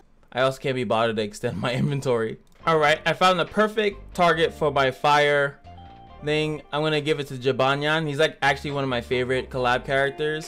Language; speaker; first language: English; native; English